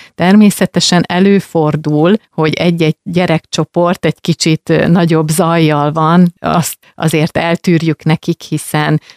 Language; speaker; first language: Hungarian; native; Hungarian